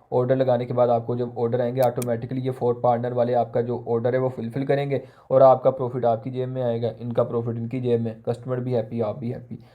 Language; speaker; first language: Urdu; non-native, local second language; Punjabi